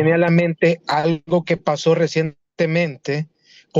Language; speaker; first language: Spanish; native; Spanish